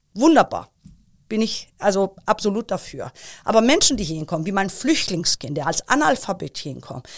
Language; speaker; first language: German; early bilingual, other home language; Persian